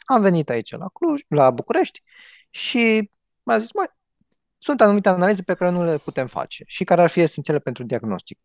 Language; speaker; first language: Romanian; native; Romanian